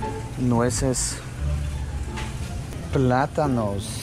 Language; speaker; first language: Spanish; non-native, fluent; Russian